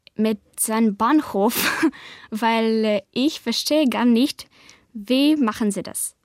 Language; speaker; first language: German; non-native, learner; Ukrainian